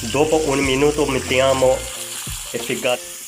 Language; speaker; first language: Italian; non-native, learner; Urdu